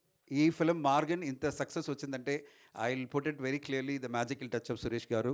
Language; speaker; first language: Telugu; non-native, learner; Tamil